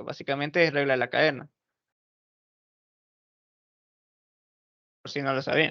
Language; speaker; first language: Spanish; native; Spanish